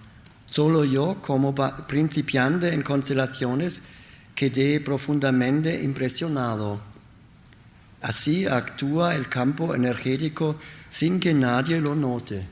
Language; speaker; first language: Spanish; non-native, learner; German